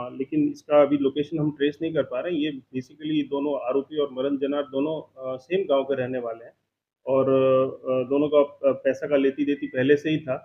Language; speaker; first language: Hindi; non-native, local second language; Gujarati